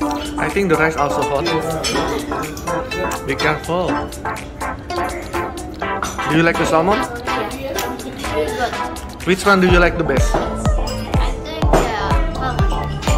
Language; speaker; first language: English; non-native, learner; Indonesian